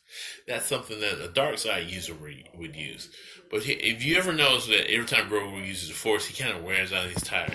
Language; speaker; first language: English; native; English